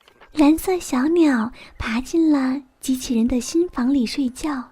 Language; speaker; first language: Chinese; native; Chinese